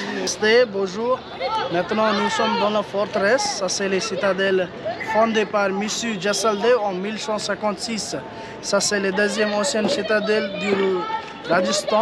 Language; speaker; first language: French; non-native, learner; Hindi